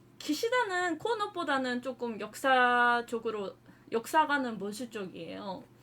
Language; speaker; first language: Korean; non-native, fluent; Japanese